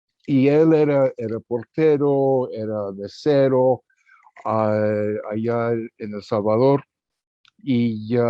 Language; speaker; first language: Spanish; early bilingual, heritage; Spanish